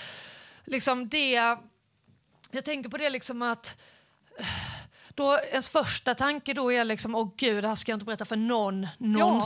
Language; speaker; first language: Swedish; native; Swedish